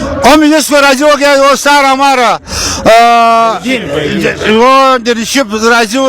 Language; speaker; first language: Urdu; non-native, local second language; Pashto